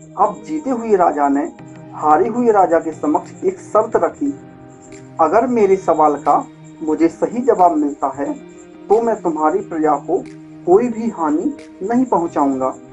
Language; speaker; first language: Hindi; native; Hindi